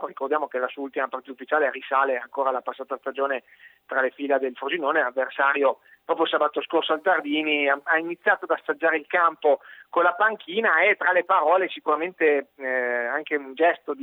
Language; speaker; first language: Italian; native; Italian